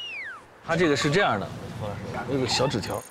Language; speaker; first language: Chinese; native; Chinese